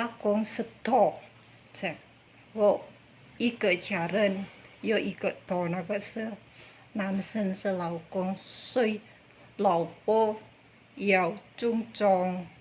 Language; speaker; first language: Chinese; non-native, learner; Indonesian